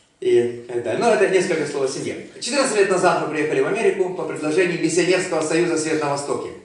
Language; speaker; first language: Russian; native; Russian